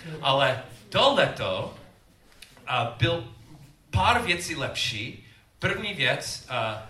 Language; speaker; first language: Czech; non-native, learner; English